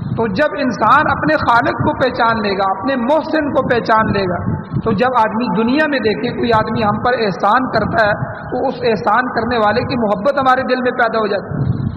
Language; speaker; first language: Urdu; non-native, local second language; Punjabi